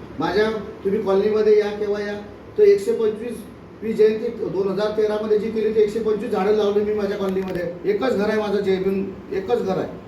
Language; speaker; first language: Marathi; native; Marathi